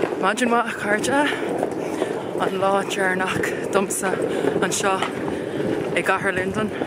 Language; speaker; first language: Irish; non-native, local second language; English